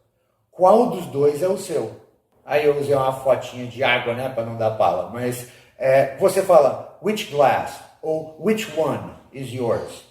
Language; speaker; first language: Portuguese; non-native, fluent; English